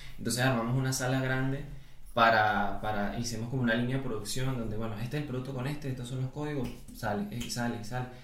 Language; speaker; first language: Spanish; native; Spanish